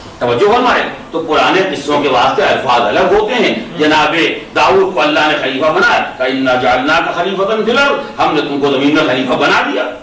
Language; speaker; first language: Urdu; native; Urdu